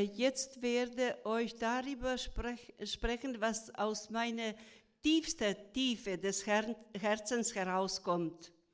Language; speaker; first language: German; non-native, fluent; Croatian